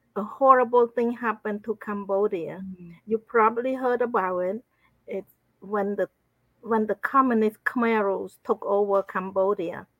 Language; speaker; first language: English; non-native, fluent; Khmer